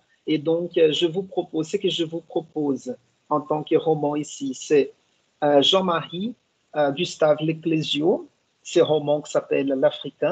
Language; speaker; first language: French; non-native, fluent; Portuguese